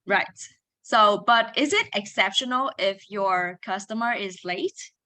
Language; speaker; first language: English; non-native, fluent; Vietnamese